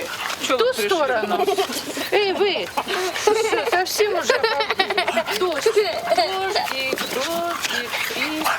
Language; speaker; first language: Russian; native; Russian